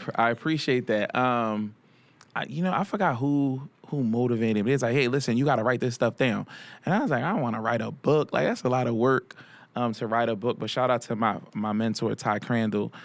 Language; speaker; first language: English; early bilingual, other home language; Haitian Creole